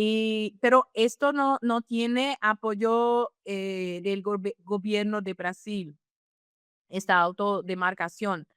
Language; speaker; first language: Spanish; non-native, fluent; Portuguese